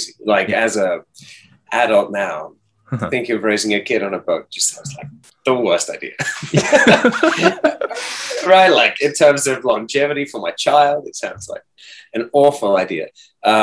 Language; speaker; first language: English; native; English